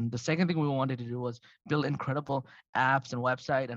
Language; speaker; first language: English; non-native, fluent; Arabic